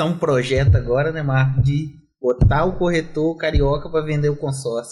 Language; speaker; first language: Portuguese; native; Portuguese